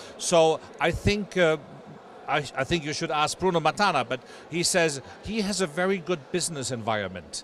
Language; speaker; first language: English; non-native, fluent; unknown